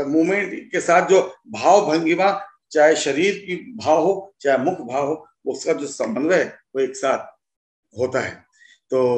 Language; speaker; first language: Hindi; native; Hindi